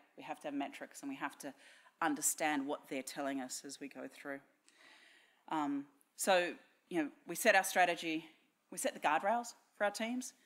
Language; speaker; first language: English; native; English